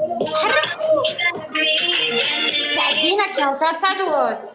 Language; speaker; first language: Arabic; native; Arabic